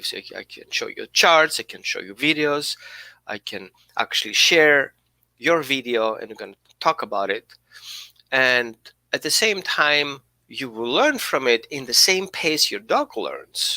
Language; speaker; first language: English; non-native, fluent; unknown